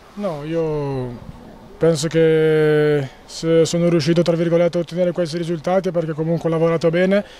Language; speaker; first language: Italian; native; Italian